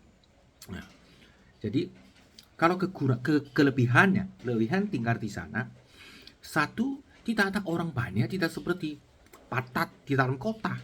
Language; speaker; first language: Indonesian; non-native, learner; Chinese